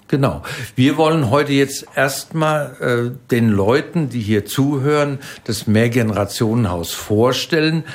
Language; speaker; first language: German; native; German